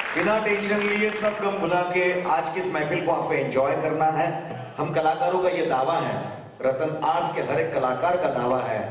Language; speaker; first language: Hindi; non-native, local second language; Kachhi